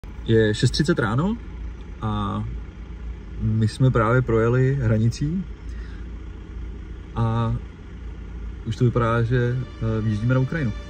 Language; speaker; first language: Czech; native; Czech